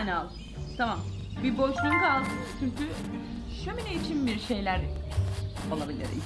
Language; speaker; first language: Turkish; native; Turkish